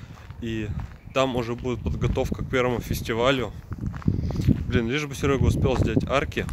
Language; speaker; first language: Russian; native; Russian